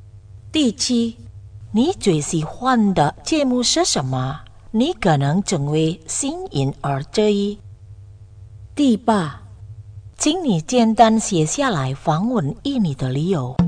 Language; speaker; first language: Chinese; non-native, learner; Indonesian